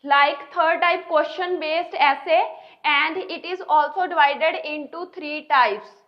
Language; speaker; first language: English; non-native, local second language; Punjabi